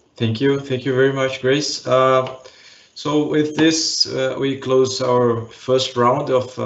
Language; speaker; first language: English; non-native, fluent; Portuguese